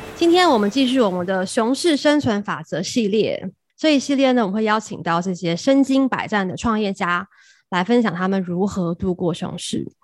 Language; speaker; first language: Chinese; native; Chinese